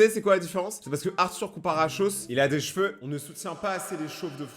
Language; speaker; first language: French; native; French